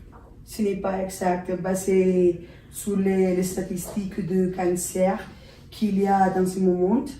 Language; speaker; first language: French; non-native, learner; Spanish